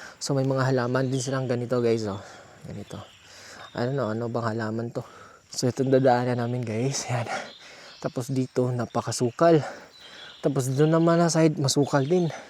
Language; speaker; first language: Filipino; non-native, local second language; Cebuano